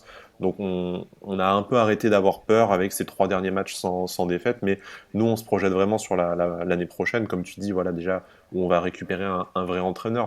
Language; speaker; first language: French; native; French